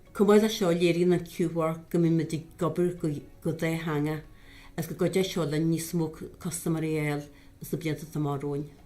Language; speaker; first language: Irish; native; Irish